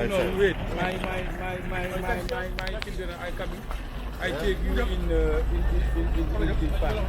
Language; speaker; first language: English; non-native, learner; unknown